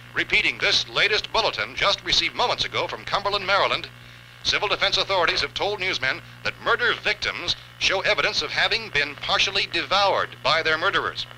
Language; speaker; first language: English; non-native, fluent; Danish